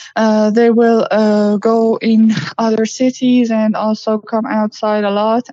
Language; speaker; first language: English; non-native, learner; Persian